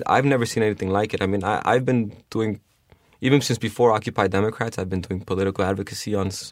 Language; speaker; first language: English; early bilingual, other home language; Spanish